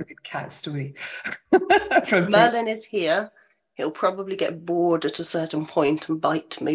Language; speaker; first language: English; native; English